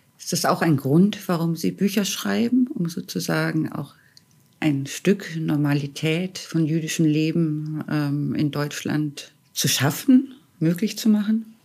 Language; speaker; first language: German; native; German